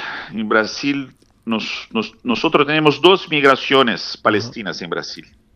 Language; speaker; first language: Spanish; non-native, fluent; Portuguese